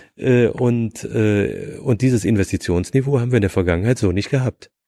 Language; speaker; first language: German; native; German